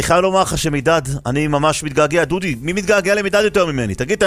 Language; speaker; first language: Hebrew; native; Hebrew